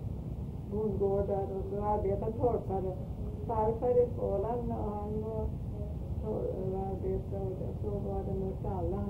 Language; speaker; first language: Swedish; early bilingual, heritage; Swedish